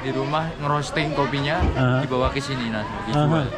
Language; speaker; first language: Indonesian; native; Indonesian